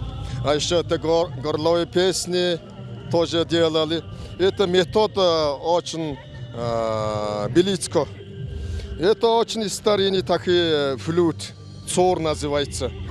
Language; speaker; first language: Russian; non-native, learner; Mongolian